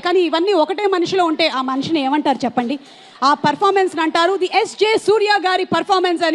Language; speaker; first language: Telugu; native; Telugu